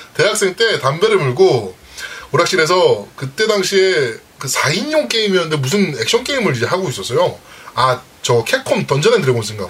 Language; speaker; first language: Korean; native; Korean